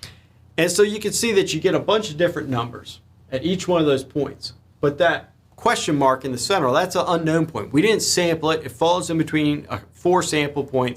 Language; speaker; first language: English; native; English